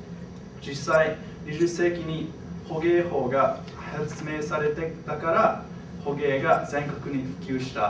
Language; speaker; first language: Japanese; non-native, fluent; English